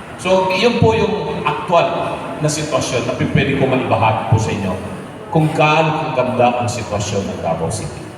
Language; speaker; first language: Filipino; native; Filipino